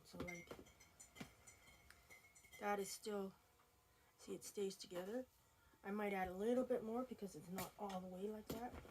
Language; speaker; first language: English; native; English